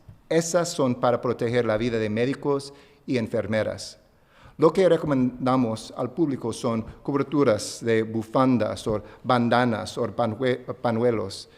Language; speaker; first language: Spanish; non-native, fluent; English